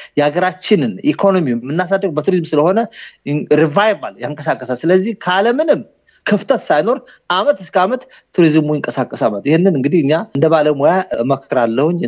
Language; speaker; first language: Amharic; native; Amharic